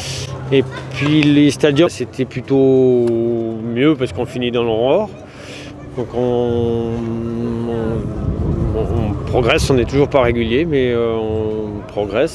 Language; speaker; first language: French; native; French